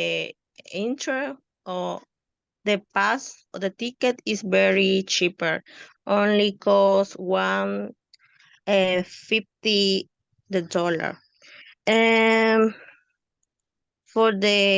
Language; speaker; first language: English; non-native, learner; Spanish